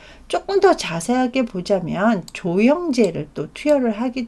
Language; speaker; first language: Korean; native; Korean